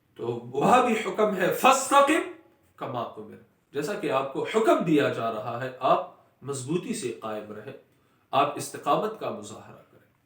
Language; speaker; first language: Urdu; non-native, local second language; Pashto